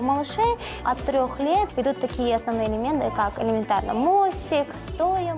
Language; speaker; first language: Russian; native; Russian